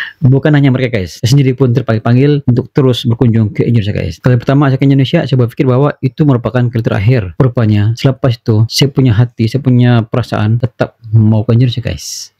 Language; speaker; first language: Malay; native; Malay